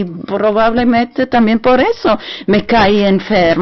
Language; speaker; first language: Spanish; non-native, learner; German